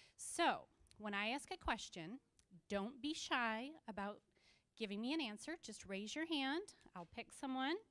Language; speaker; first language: English; native; English